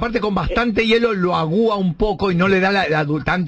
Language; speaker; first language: Spanish; native; Spanish